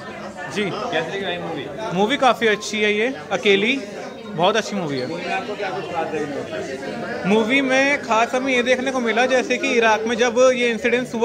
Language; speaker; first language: Hindi; native; Hindi